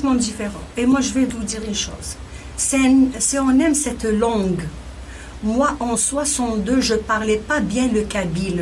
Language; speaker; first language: French; non-native, local second language; Kabyle